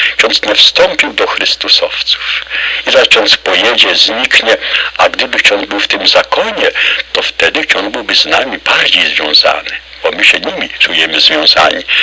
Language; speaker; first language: Polish; native; Polish